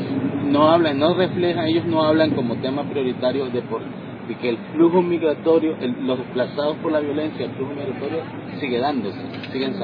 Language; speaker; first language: Spanish; native; Spanish